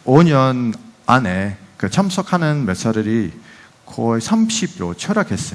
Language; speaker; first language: Korean; non-native, fluent; Dutch